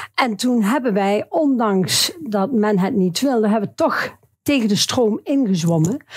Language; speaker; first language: Dutch; native; Dutch